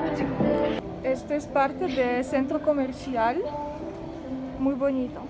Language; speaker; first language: Spanish; non-native, fluent; Russian